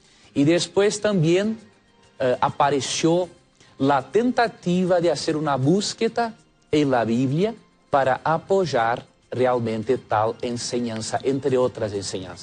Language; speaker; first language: Spanish; non-native, fluent; Portuguese